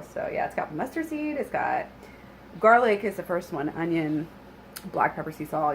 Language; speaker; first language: English; native; English